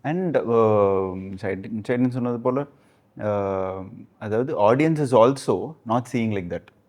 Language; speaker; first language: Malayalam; non-native, learner; Tamil